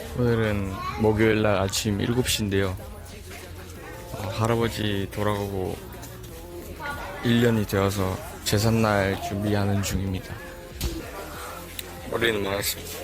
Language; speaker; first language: Korean; early bilingual, other home language; Vietnamese